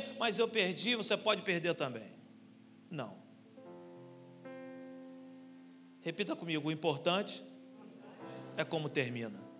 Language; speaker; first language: Portuguese; native; Portuguese